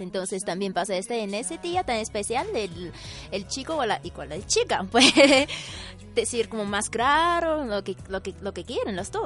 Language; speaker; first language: Spanish; non-native, fluent; Chinese